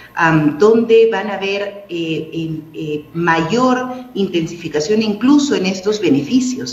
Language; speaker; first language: Spanish; native; Spanish